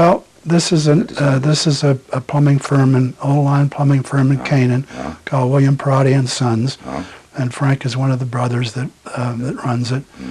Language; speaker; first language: English; native; English